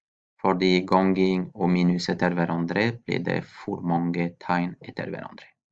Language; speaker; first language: Norwegian; non-native, fluent; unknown